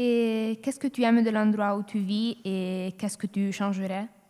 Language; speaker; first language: French; non-native, learner; Italian